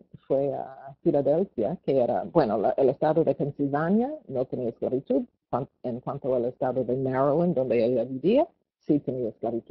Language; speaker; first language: Spanish; non-native, fluent; English